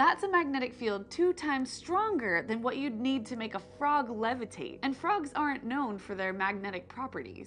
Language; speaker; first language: English; native; English